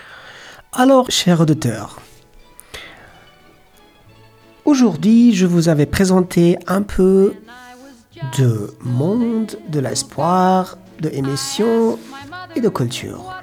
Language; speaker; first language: French; non-native, learner; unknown